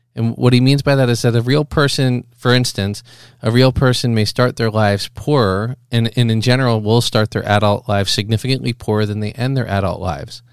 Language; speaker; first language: English; native; English